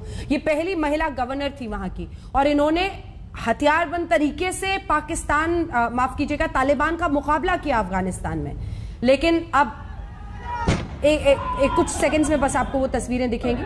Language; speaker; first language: Hindi; native; Hindi